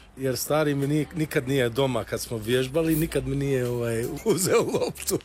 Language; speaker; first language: Croatian; early bilingual, heritage; Croatian